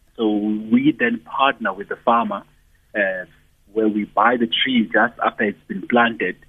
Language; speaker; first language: English; non-native, local second language; Zulu